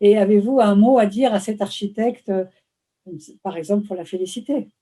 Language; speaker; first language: French; native; French